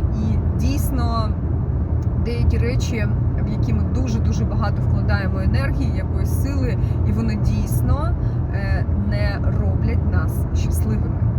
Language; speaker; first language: Ukrainian; non-native, local second language; Russian